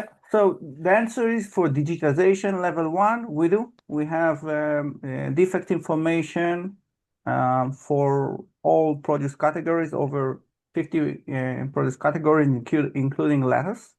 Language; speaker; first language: English; non-native, fluent; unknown